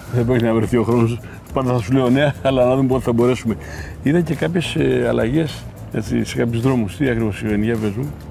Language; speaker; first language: Greek; native; Greek